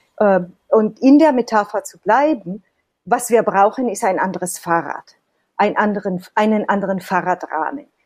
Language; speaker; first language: German; non-native, fluent; Italian